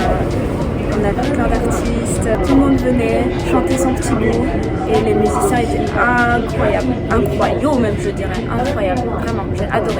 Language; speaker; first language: French; native; French